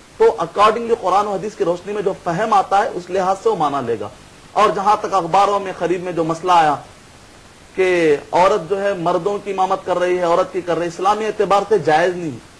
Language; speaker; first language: Urdu; native; Urdu